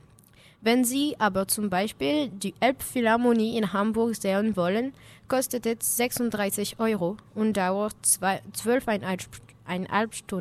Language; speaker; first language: German; non-native, learner; French